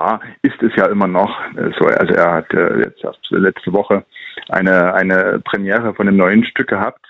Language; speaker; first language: German; native; German